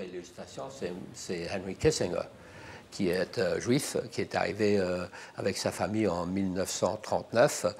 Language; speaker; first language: French; non-native, fluent; English